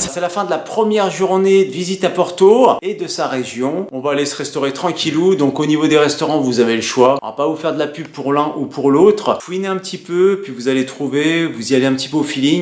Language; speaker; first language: French; native; French